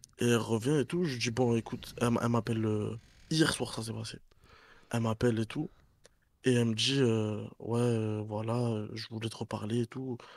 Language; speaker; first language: French; native; French